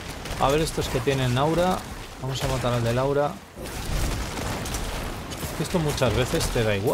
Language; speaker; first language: Spanish; native; Spanish